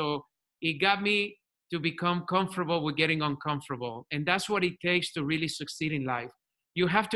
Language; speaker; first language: English; non-native, fluent; Spanish